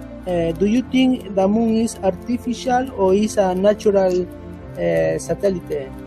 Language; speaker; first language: English; non-native, learner; Spanish